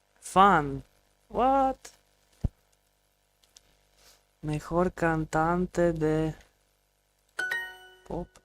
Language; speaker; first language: Spanish; non-native, learner; English